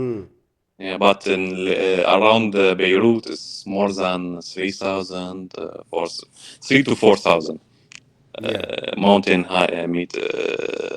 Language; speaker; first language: English; non-native, learner; Arabic